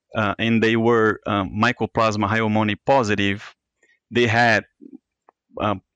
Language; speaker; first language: English; non-native, fluent; Portuguese